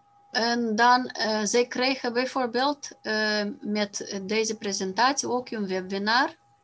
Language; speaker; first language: Dutch; non-native, fluent; Romanian